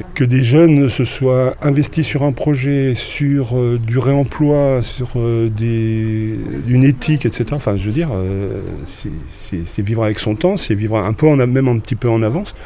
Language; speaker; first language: French; native; French